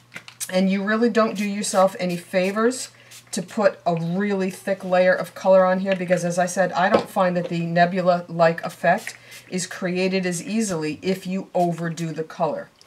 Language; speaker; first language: English; native; English